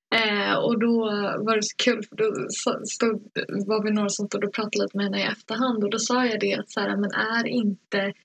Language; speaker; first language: Swedish; early bilingual, other home language; Persian